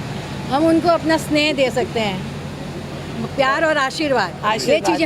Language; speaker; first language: Hindi; native; Hindi